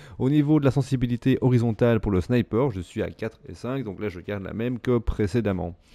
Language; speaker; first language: French; native; French